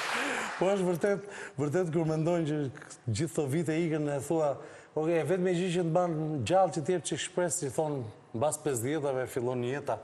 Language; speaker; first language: Albanian; native; Albanian